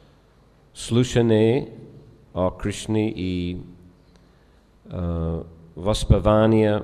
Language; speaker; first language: Russian; non-native, fluent; English